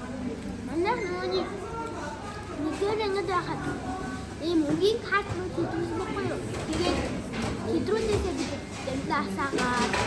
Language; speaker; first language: Mongolian; early bilingual, heritage; Mongolian